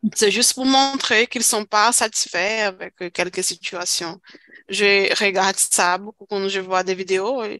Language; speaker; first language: French; non-native, fluent; Portuguese